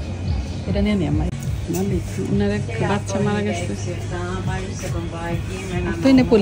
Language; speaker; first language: Greek; non-native, learner; Bangla